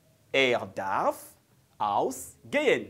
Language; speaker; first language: German; non-native, learner; French